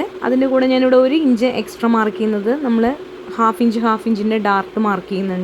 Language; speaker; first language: Malayalam; native; Malayalam